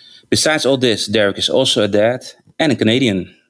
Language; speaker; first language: English; non-native, fluent; Dutch